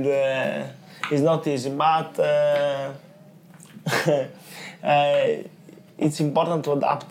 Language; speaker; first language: English; non-native, learner; Italian